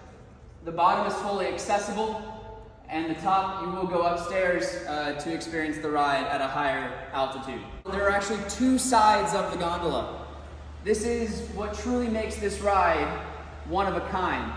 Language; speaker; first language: English; native; English